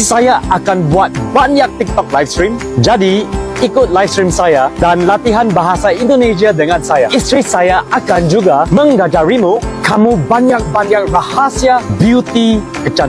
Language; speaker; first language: Indonesian; non-native, learner; English